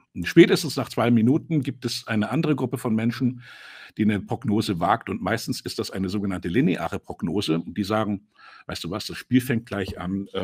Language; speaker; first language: German; native; German